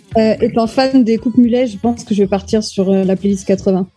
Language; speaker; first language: French; native; French